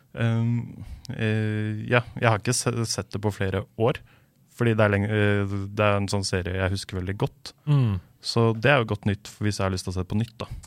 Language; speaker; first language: Norwegian; native; Norwegian